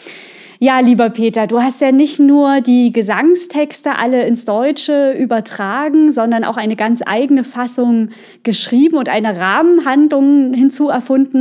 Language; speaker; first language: German; native; German